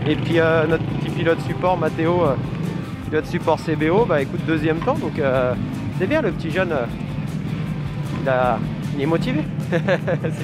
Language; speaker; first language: French; native; French